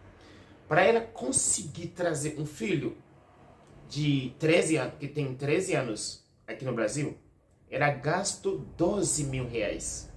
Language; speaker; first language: Portuguese; non-native, learner; Haitian Creole